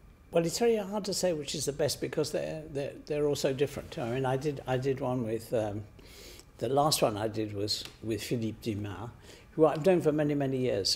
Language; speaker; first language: English; native; English